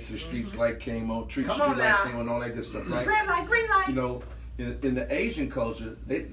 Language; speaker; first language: English; native; English